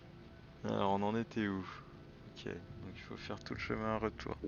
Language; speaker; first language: French; native; French